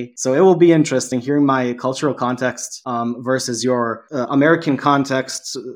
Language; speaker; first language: English; non-native, fluent; Serbian